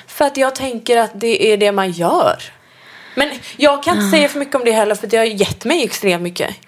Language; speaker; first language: Swedish; native; Swedish